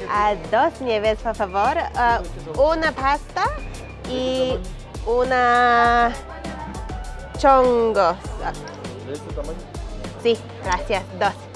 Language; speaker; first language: Spanish; non-native, learner; English